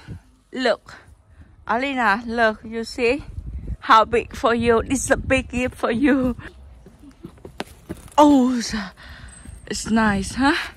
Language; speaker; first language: English; non-native, learner; Vietnamese